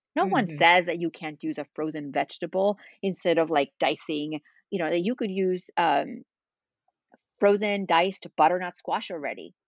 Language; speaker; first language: English; non-native, fluent; Spanish